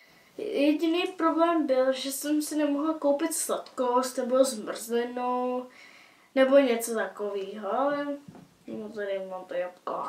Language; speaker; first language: Czech; early bilingual, heritage; Czech